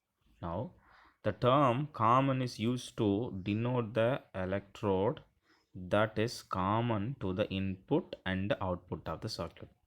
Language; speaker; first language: English; non-native, local second language; Tamil